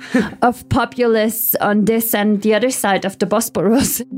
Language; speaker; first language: English; early bilingual, heritage; German